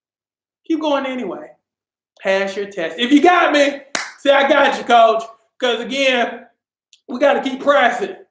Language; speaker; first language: English; native; English